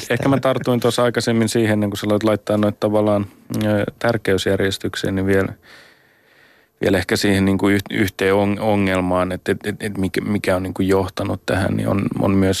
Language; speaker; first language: Finnish; native; Finnish